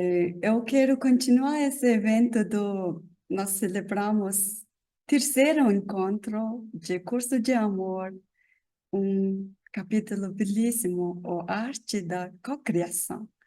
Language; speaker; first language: Portuguese; non-native, learner; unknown